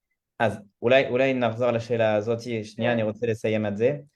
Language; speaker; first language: Hebrew; non-native, fluent; French